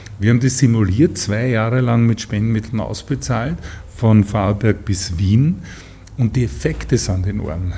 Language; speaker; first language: German; native; German